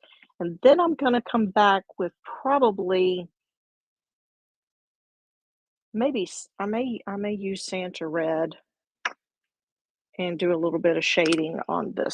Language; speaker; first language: English; native; English